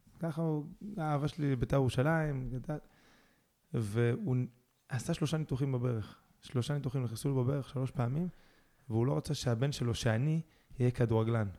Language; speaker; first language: Hebrew; early bilingual, other home language; Spanish